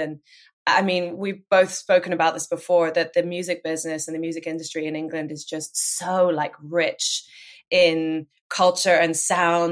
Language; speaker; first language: English; native; English